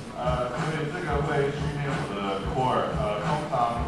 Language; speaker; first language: Chinese; early bilingual, heritage; English